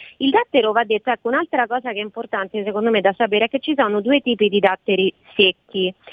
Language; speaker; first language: Italian; native; Italian